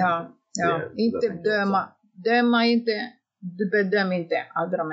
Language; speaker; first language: Swedish; non-native, fluent; Greek